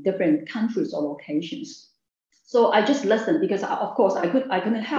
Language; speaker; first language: English; non-native, local second language; Cantonese